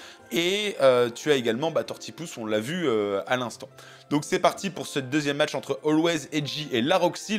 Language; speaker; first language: French; native; French